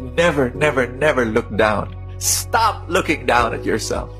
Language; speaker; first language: English; non-native, local second language; Filipino